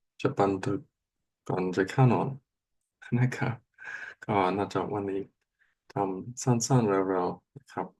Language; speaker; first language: Thai; non-native, learner; English